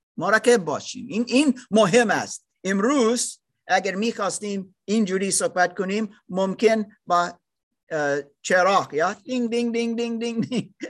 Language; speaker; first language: Persian; non-native, learner; German